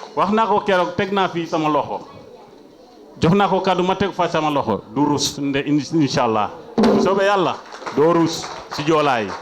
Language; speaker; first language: Wolof; non-native, local second language; Jola-Fonyi